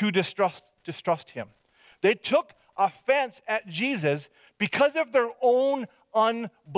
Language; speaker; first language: English; native; English